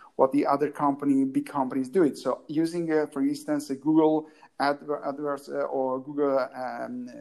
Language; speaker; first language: English; non-native, learner; Italian